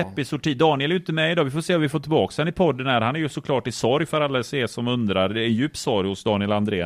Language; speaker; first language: Swedish; native; Swedish